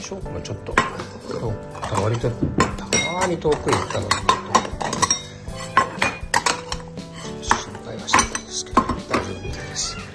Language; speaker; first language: Japanese; native; Japanese